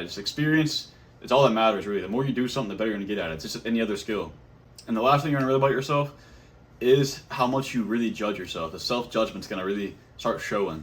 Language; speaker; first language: English; native; English